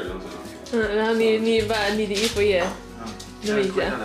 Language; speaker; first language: Chinese; non-native, fluent; Swedish